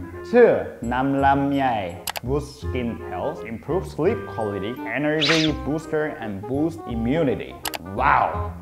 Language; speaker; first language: English; early bilingual, other home language; Korean